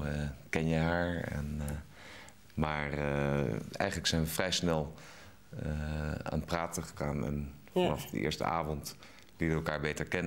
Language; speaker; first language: Dutch; native; Dutch